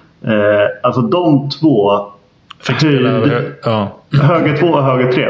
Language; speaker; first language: Swedish; native; Swedish